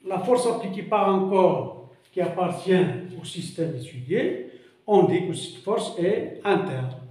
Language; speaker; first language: French; non-native, local second language; Arabic